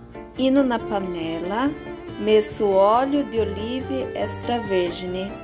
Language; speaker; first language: Italian; non-native, learner; Portuguese